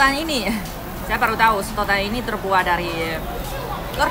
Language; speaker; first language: Indonesian; non-native, fluent; Chinese